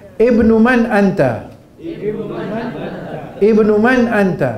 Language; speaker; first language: Arabic; non-native, learner; Malay